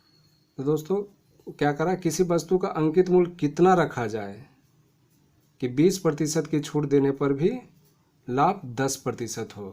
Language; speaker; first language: Hindi; native; Hindi